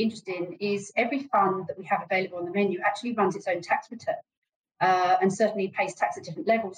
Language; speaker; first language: English; native; English